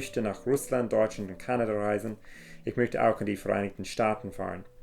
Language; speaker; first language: German; non-native, fluent; English